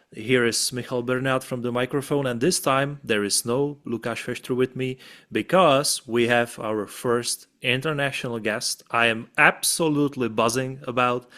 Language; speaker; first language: English; non-native, fluent; Czech